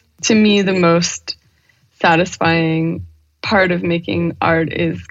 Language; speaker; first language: English; native; English